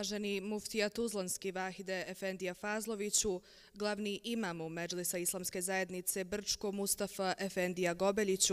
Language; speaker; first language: Bosnian; native; Bosnian